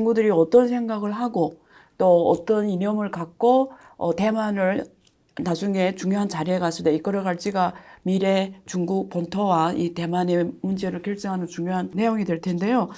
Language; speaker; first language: Korean; native; Korean